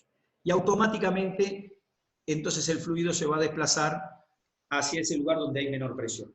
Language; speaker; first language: Spanish; native; Spanish